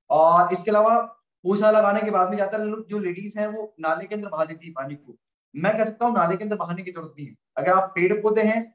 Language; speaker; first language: Hindi; native; Hindi